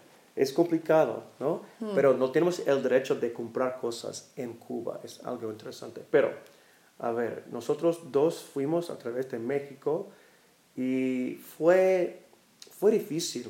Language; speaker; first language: Spanish; non-native, fluent; English